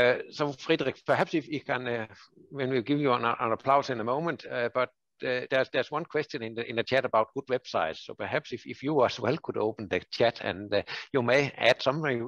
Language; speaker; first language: English; non-native, fluent; Danish